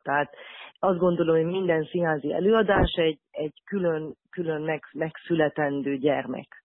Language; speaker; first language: Hungarian; native; Hungarian